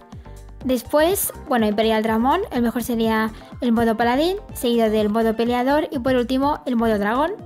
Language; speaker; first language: Spanish; native; Spanish